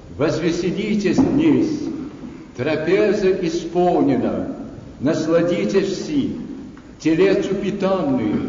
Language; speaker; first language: Russian; native; Russian